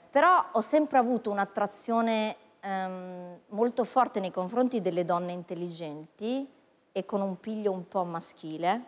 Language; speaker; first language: Italian; native; Italian